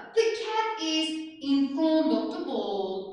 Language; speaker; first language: English; non-native, fluent; Turkish